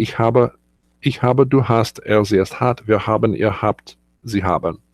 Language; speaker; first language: German; non-native, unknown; English